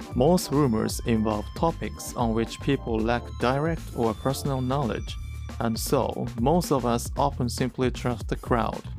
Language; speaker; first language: English; non-native, fluent; Japanese